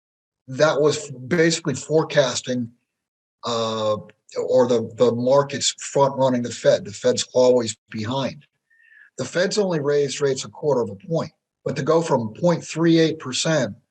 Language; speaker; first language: English; native; English